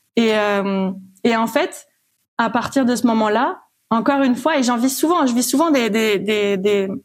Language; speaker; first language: French; native; French